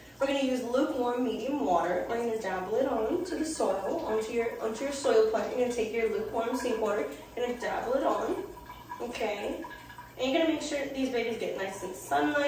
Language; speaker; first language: English; native; English